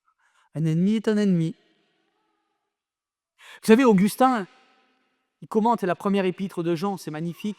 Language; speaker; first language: French; native; French